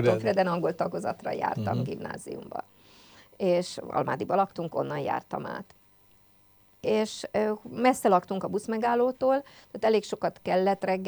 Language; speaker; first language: Hungarian; native; Hungarian